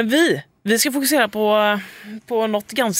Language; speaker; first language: Swedish; native; Swedish